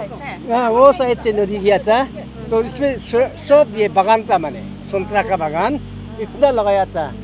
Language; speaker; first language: Hindi; non-native, local second language; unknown